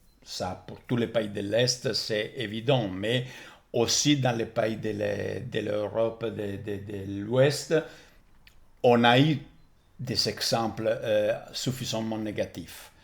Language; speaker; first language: French; non-native, fluent; Italian